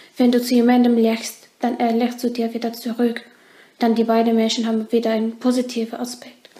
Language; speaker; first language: German; non-native, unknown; Turkish